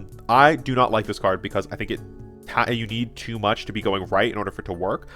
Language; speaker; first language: English; native; English